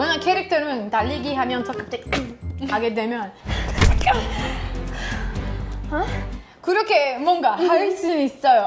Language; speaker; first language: Korean; non-native, fluent; English